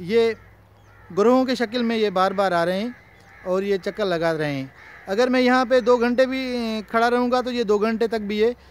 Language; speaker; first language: Urdu; non-native, local second language; Sindhi